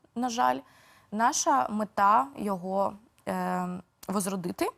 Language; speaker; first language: Ukrainian; native; Ukrainian